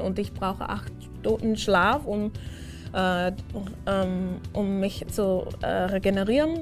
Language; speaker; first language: German; non-native, fluent; English